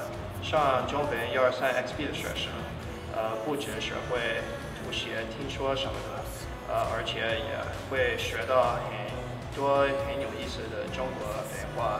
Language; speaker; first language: Chinese; non-native, learner; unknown